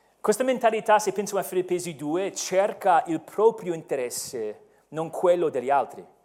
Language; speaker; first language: Italian; non-native, fluent; English